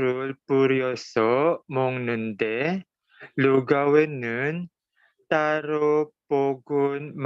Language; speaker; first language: Korean; non-native, learner; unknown